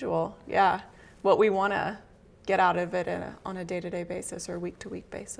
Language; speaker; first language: English; native; English